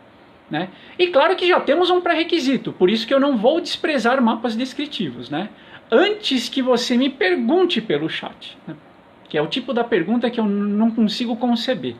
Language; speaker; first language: Portuguese; native; Portuguese